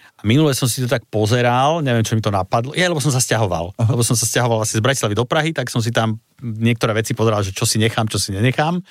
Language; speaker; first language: Slovak; native; Slovak